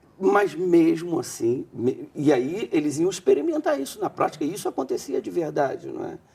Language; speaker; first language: Portuguese; native; Portuguese